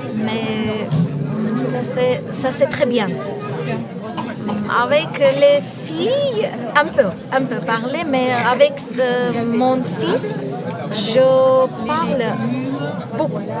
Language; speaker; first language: French; non-native, learner; Armenian